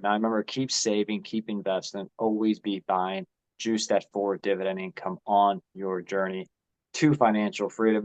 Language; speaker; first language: English; native; English